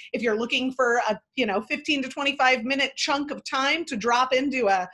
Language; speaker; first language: English; native; English